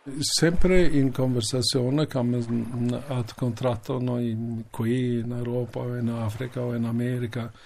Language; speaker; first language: Italian; non-native, learner; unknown